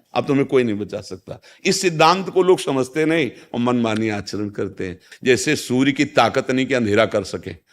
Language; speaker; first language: Hindi; native; Hindi